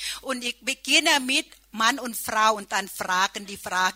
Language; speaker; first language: German; non-native, learner; Thai